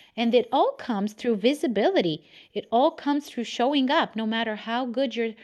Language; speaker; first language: English; non-native, fluent; Romanian